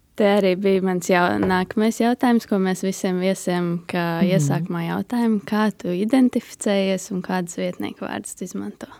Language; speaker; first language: Latvian; native; Latvian